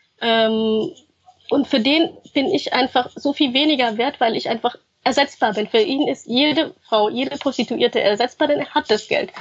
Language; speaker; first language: German; early bilingual, other home language; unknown